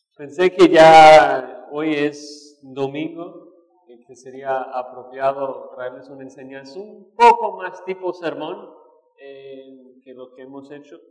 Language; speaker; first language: Spanish; non-native, fluent; English